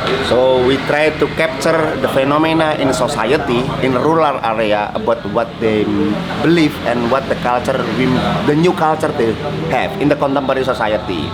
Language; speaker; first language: English; non-native, learner; Indonesian